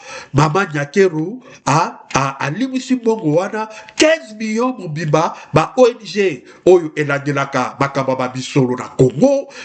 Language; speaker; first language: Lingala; native; Lingala